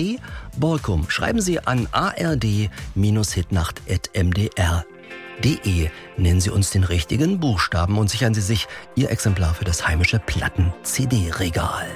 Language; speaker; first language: German; native; German